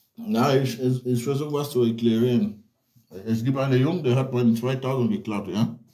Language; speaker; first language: German; non-native, learner; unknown